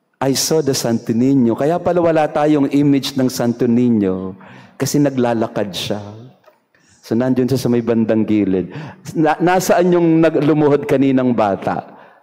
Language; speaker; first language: Filipino; non-native, local second language; Bikol